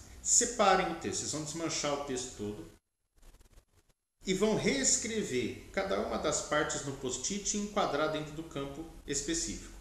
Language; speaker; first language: Portuguese; native; Portuguese